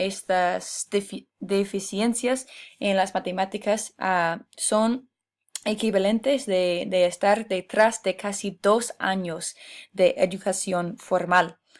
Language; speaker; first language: Spanish; non-native, fluent; English